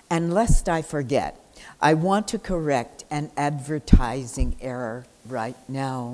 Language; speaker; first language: English; native; English